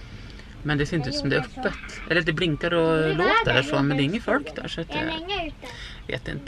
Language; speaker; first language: Swedish; native; Swedish